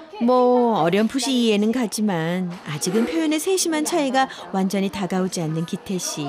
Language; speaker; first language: Korean; native; Korean